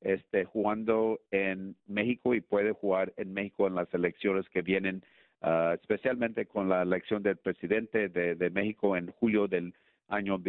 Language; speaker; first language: Spanish; early bilingual, heritage; Spanish